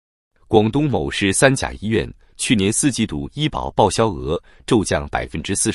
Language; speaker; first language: Chinese; native; Chinese